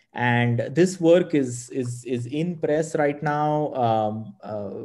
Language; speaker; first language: English; non-native, local second language; Marathi